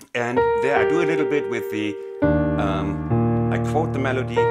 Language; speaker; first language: English; non-native, fluent; German